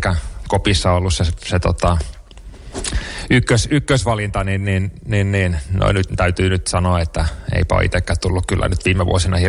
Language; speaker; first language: Finnish; native; Finnish